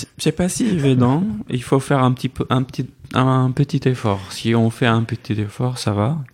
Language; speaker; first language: French; non-native, fluent; Arabic